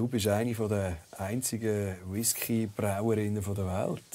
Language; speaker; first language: German; native; German